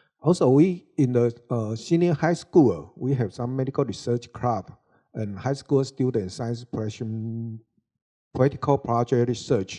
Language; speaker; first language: English; non-native, learner; Chinese